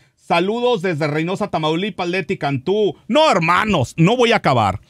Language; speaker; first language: Spanish; native; Spanish